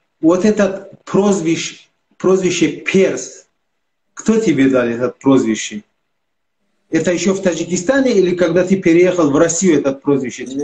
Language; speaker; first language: Russian; non-native, local second language; Tajik